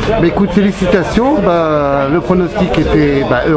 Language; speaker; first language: French; native; French